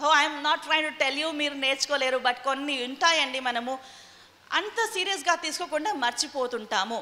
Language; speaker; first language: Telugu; non-native, local second language; Hindi